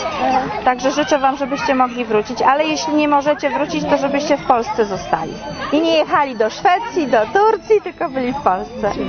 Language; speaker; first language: Polish; native; Polish